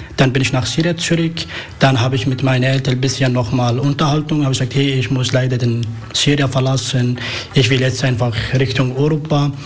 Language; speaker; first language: German; non-native, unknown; Arabic